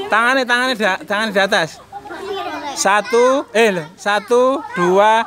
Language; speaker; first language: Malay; non-native, local second language; Javanese